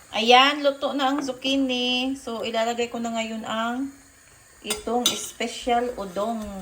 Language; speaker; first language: Filipino; non-native, local second language; Cebuano